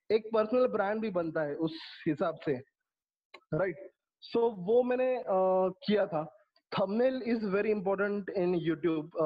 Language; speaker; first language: Hindi; non-native, local second language; Marathi